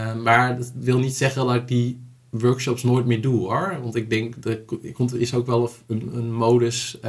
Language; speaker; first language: Dutch; native; Dutch